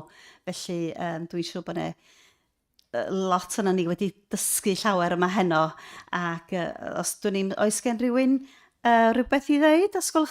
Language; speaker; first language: Welsh; native; Welsh